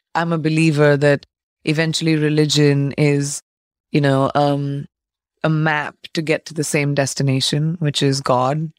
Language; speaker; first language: English; non-native, local second language; Hindi